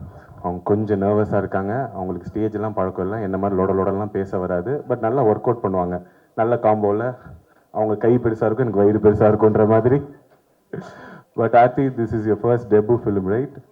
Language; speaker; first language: Tamil; native; Tamil